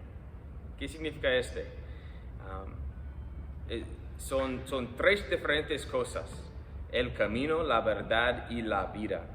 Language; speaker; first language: Spanish; non-native, fluent; English